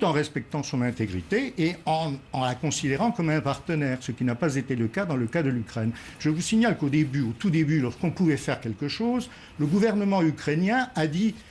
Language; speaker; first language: French; native; French